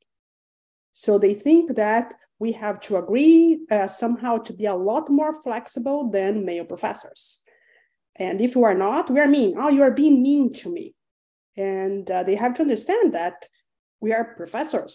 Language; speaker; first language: English; non-native, fluent; Portuguese